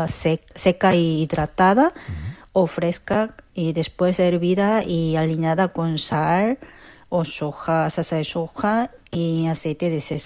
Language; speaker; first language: Spanish; non-native, fluent; Korean